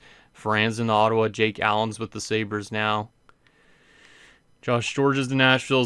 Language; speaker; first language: English; native; English